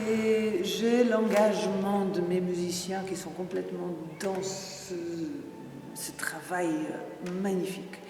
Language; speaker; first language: French; non-native, fluent; Portuguese